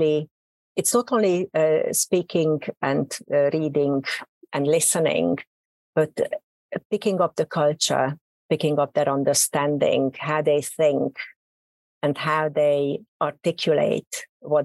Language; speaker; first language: English; non-native, fluent; Hungarian